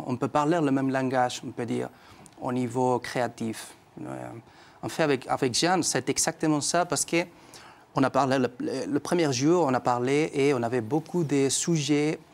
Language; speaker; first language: French; non-native, fluent; Spanish